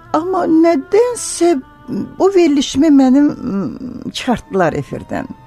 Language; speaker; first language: Azerbaijani; native; Azerbaijani